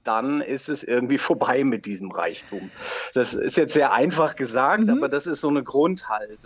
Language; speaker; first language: German; native; German